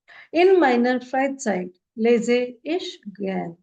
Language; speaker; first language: German; non-native, fluent; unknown